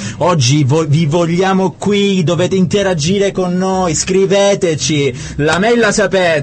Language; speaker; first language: Italian; native; Italian